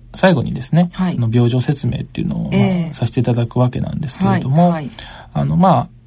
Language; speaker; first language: Japanese; native; Japanese